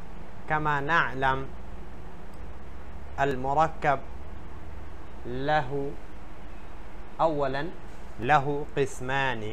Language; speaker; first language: Arabic; non-native, fluent; Bangla